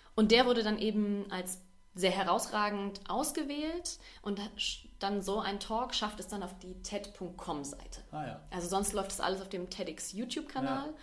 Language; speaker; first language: German; native; German